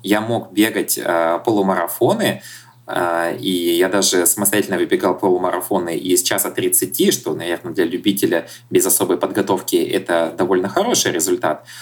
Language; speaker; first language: Russian; native; Russian